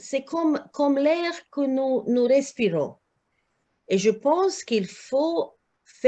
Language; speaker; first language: French; non-native, learner; Croatian